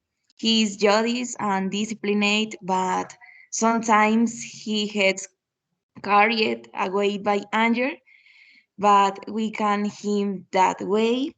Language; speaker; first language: English; non-native, learner; Spanish